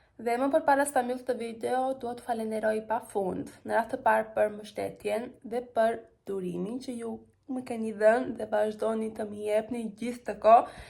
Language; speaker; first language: Albanian; early bilingual, heritage; Albanian